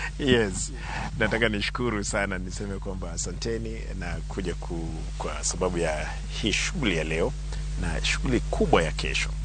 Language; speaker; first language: Swahili; non-native, local second language; Gusii